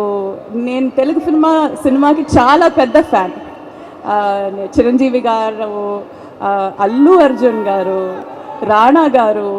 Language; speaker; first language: Telugu; non-native, learner; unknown